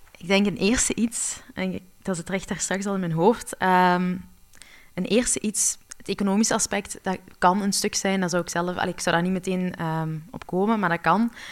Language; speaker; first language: Dutch; early bilingual, other home language; Arabic